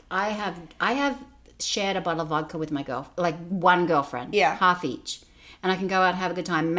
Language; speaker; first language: English; native; English